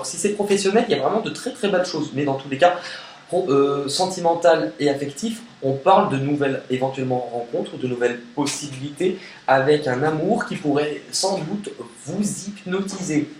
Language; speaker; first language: French; native; French